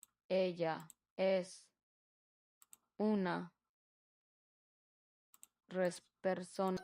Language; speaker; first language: Spanish; non-native, learner; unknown